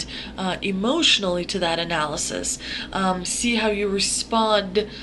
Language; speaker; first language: English; native; English